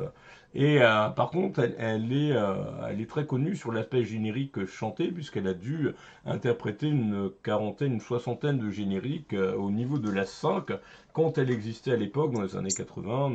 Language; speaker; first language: French; native; French